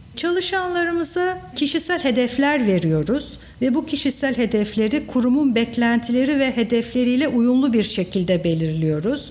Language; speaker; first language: Turkish; native; Turkish